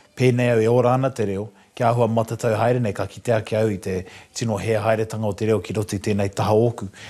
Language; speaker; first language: Māori; non-native, local second language; English